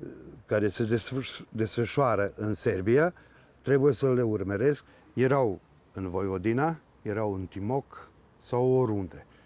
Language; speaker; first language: Romanian; early bilingual, heritage; Serbian